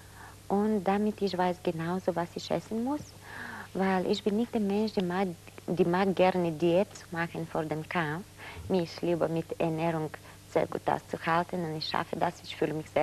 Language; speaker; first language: German; non-native, fluent; Bulgarian